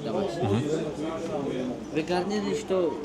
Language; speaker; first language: Russian; non-native, local second language; Tajik